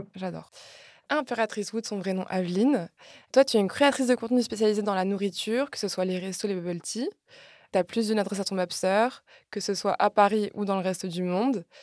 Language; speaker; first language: French; early bilingual, other home language; Spanish